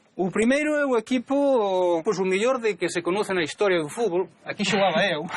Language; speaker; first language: Galician; native; Galician